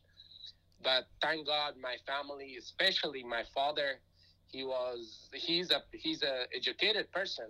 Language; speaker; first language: English; non-native, fluent; Persian